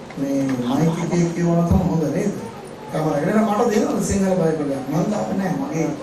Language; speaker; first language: Sinhala; non-native, local second language; Tamil